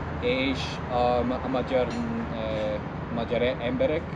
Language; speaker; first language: Hungarian; non-native, learner; English